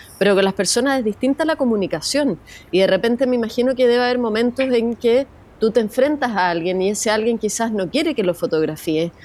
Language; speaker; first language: Spanish; native; Spanish